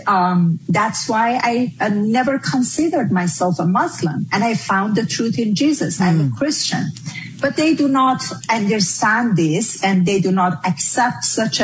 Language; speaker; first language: English; non-native, fluent; Persian